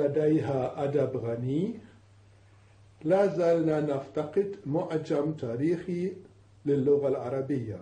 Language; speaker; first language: Arabic; non-native, fluent; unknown